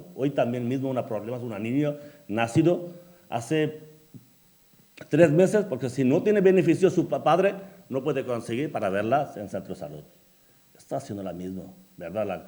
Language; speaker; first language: Spanish; non-native, learner; Bangla